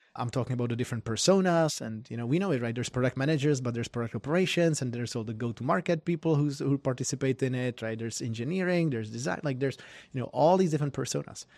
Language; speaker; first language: English; non-native, fluent; Czech